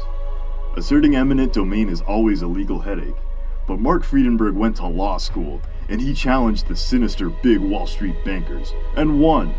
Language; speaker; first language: English; native; English